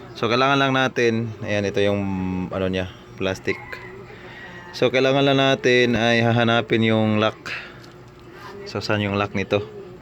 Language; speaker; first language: Filipino; non-native, local second language; Cebuano